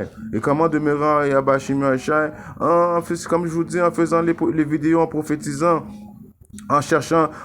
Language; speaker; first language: French; native; French